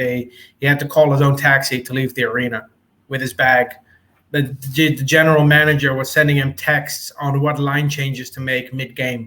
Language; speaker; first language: English; native; English